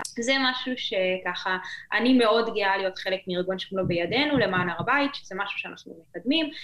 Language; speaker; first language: Hebrew; native; Hebrew